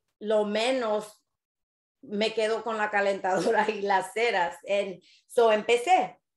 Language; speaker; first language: Spanish; early bilingual, heritage; Spanish